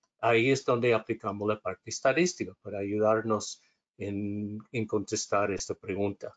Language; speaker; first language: Spanish; non-native, learner; English